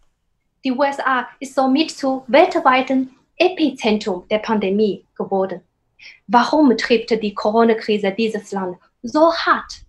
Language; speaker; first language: German; non-native, fluent; Chinese